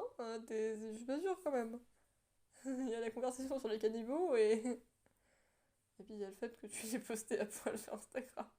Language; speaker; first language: French; native; French